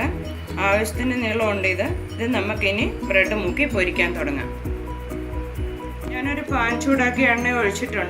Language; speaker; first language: Malayalam; native; Malayalam